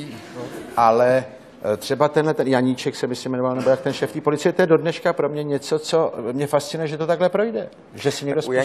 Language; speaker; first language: Czech; native; Czech